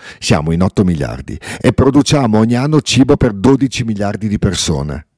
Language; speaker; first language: Italian; non-native, local second language; Ladin